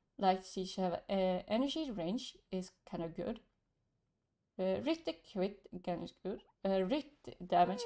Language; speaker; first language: English; non-native, learner; Swedish